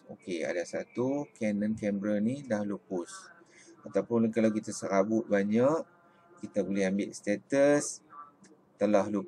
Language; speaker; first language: Malay; native; Malay